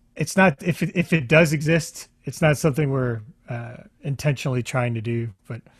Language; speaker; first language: English; native; English